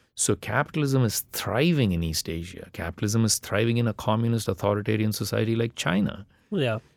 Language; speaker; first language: English; non-native, local second language; Tamil